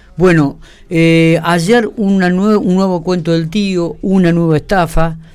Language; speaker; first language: Spanish; native; Spanish